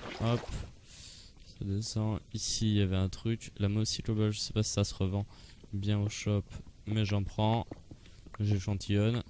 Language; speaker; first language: French; native; French